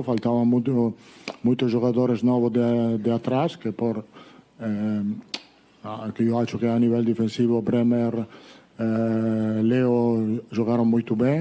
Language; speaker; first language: Portuguese; non-native, learner; Italian